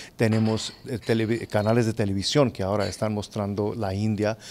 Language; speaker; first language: Spanish; non-native, fluent; Hindi